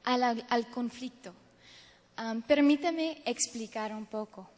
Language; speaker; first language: Spanish; non-native, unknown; English